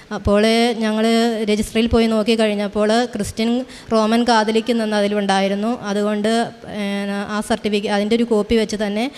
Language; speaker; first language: Malayalam; native; Malayalam